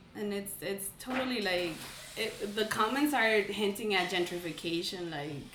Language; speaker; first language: English; non-native, fluent; Spanish